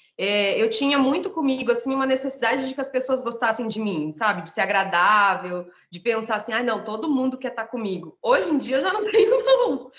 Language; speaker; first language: Portuguese; native; Portuguese